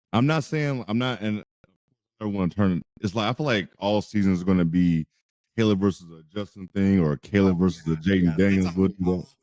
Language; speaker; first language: English; native; English